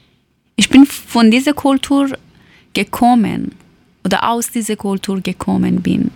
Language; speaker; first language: German; non-native, learner; Persian